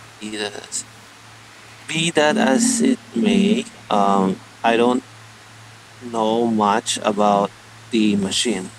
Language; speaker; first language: English; non-native, learner; Spanish